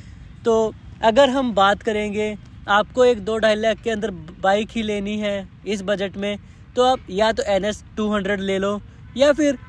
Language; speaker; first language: Hindi; native; Hindi